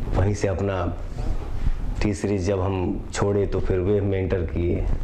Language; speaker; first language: Hindi; non-native, local second language; Bhojpuri